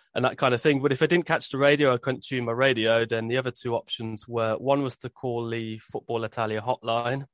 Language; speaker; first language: English; native; English